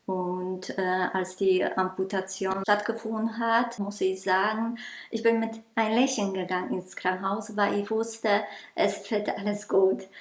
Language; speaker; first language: German; non-native, local second language; Polish